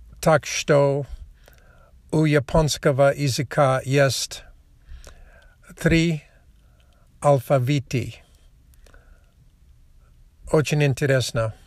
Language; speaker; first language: Russian; non-native, learner; English